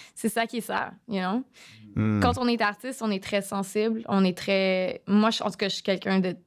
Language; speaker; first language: French; native; French